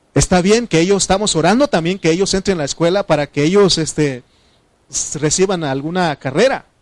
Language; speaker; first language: Spanish; non-native, local second language; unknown